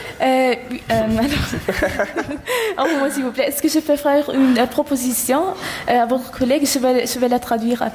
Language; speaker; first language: French; non-native, fluent; German